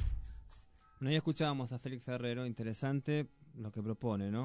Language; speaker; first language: Spanish; native; Spanish